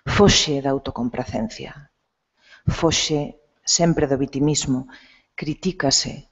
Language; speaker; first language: Galician; non-native, local second language; Spanish